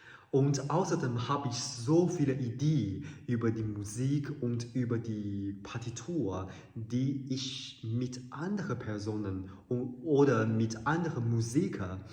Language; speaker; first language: German; non-native, learner; Chinese